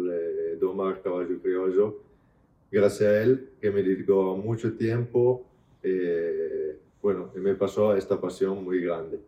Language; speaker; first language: Spanish; non-native, fluent; Italian